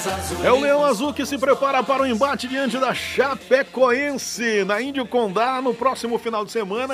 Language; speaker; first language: Portuguese; native; Portuguese